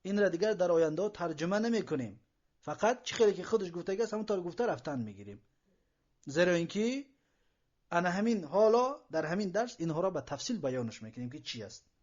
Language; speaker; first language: Persian; native; Persian